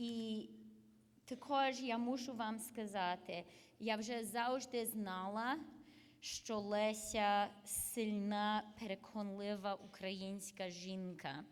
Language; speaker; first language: Ukrainian; early bilingual, heritage; English